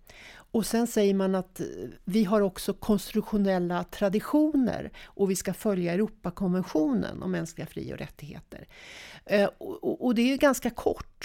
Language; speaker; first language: Swedish; native; Swedish